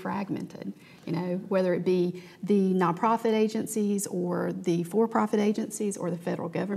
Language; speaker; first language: English; native; English